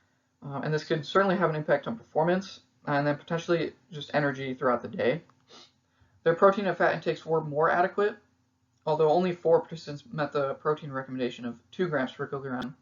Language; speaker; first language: English; native; English